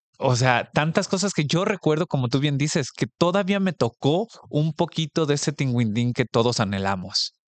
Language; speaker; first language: Spanish; early bilingual, heritage; Spanish